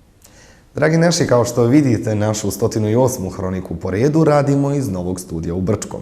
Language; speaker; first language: Bosnian; native; Bosnian